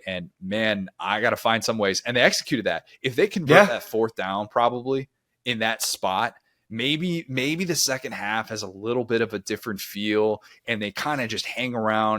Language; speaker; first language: English; native; English